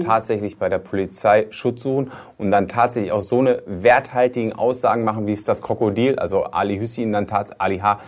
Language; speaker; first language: German; native; German